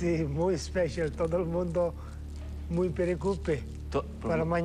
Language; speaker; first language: Spanish; non-native, learner; Tibetan